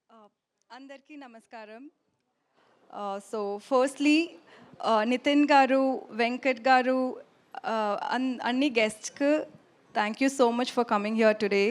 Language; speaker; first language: Telugu; non-native, learner; Tamil